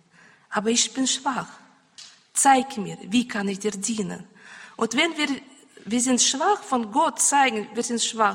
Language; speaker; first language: German; non-native, learner; Russian